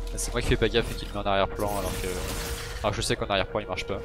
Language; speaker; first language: French; native; French